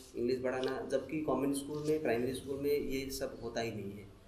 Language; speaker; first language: Hindi; non-native, local second language; Nepali